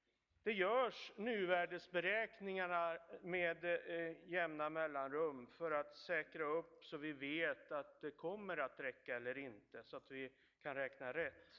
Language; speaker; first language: Swedish; native; Swedish